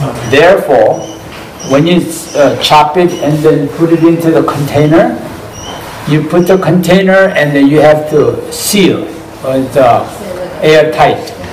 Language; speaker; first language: English; non-native, fluent; Korean